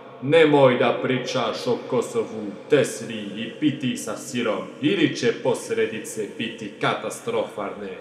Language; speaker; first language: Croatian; non-native, fluent; French